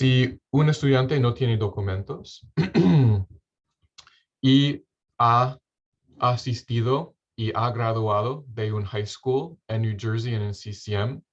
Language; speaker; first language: Spanish; non-native, fluent; English